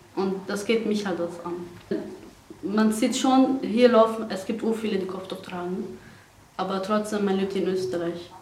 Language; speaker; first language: German; non-native, fluent; Persian